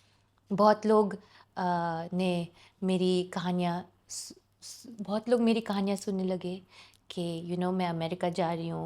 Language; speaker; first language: Hindi; non-native, local second language; English